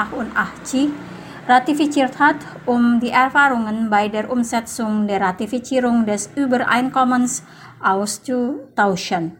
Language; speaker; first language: German; non-native, fluent; Indonesian